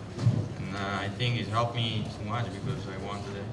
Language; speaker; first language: English; non-native, learner; Slovak